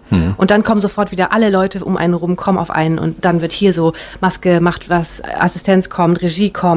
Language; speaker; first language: German; early bilingual, other home language; Japanese